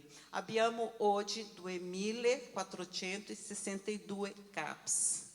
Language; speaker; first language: Italian; non-native, learner; Portuguese